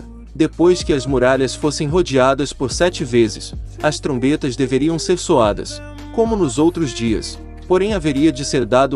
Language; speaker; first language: Portuguese; native; Portuguese